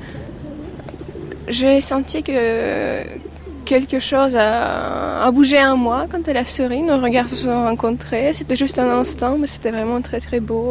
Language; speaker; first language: French; non-native, fluent; Russian